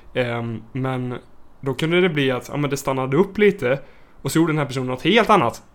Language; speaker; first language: Swedish; native; Swedish